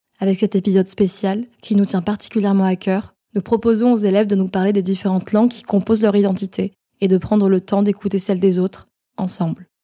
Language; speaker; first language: French; native; French